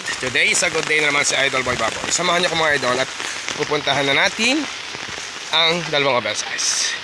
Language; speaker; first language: Filipino; native; Filipino